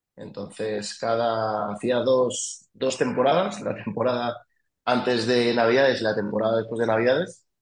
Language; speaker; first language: Spanish; early bilingual, other home language; French